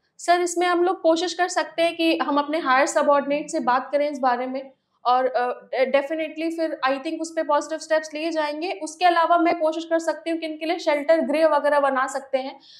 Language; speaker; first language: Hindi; native; Hindi